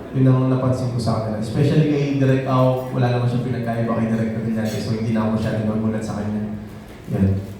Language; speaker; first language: Filipino; native; Filipino